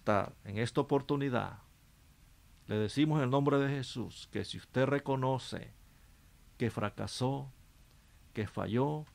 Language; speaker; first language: Spanish; native; Spanish